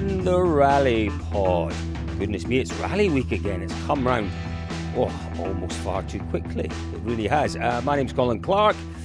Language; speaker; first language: English; native; English